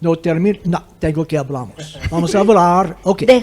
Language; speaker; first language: Spanish; non-native, fluent; English